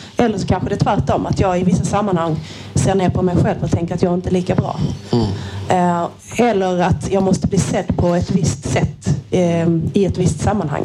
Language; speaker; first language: Swedish; native; Swedish